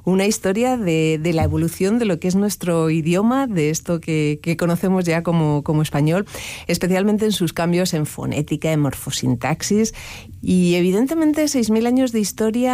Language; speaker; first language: Spanish; native; Spanish